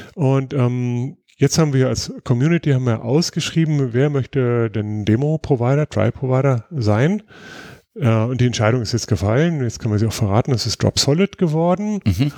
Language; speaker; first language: German; native; German